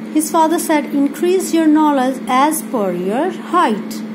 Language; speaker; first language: English; non-native, local second language; Punjabi